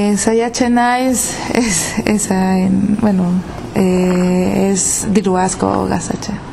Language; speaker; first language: Basque; non-native, learner; Spanish